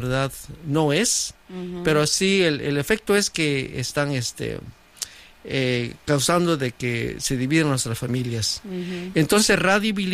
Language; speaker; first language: Spanish; native; Spanish